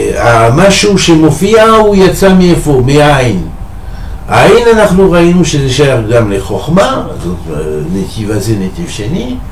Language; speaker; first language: Hebrew; non-native, fluent; French